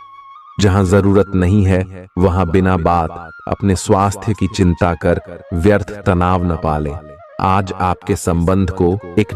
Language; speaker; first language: Hindi; native; Hindi